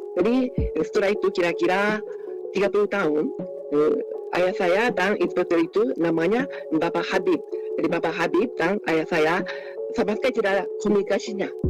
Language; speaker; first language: Malay; non-native, fluent; Japanese